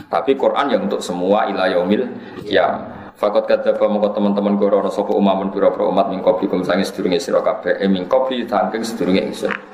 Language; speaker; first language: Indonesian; non-native, local second language; Javanese